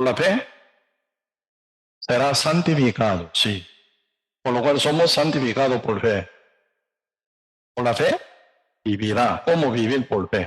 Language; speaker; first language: Spanish; non-native, learner; Korean